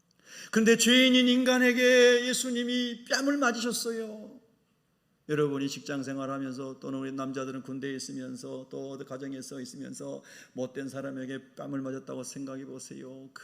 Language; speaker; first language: Korean; native; Korean